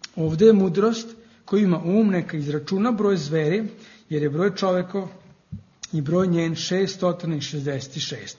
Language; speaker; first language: Serbian; non-native, fluent; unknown